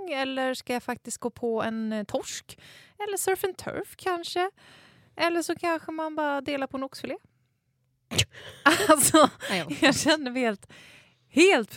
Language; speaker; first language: Swedish; native; Swedish